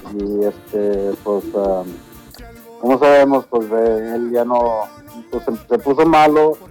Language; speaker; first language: Spanish; early bilingual, heritage; Spanish